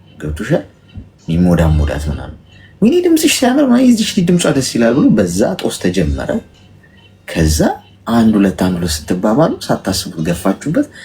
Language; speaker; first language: Amharic; native; Amharic